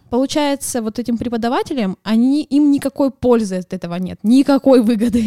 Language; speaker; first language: Russian; native; Russian